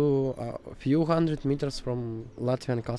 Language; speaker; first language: English; non-native, learner; Ukrainian